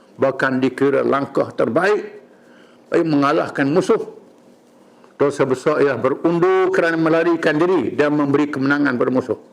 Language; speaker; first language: Malay; native; Malay